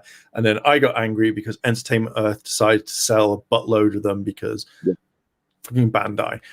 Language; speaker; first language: English; native; English